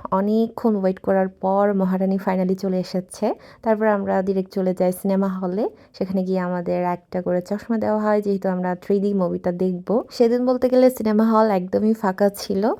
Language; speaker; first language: Bangla; native; Bangla